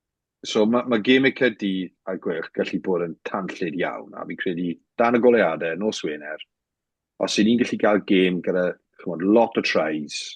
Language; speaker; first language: Welsh; native; Welsh